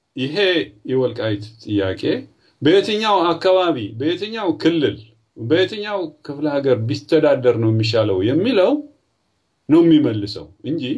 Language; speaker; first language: Amharic; non-native, local second language; Tigrinya